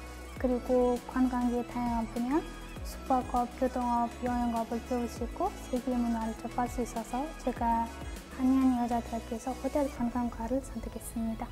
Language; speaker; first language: Korean; non-native, fluent; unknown